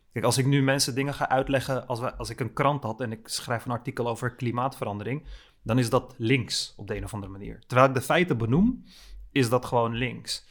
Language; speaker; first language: Dutch; early bilingual, other home language; Turkish